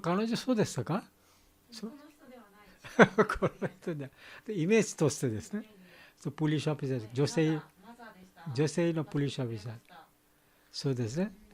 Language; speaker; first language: Japanese; non-native, fluent; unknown